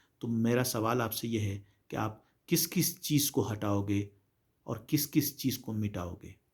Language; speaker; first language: Urdu; native; Urdu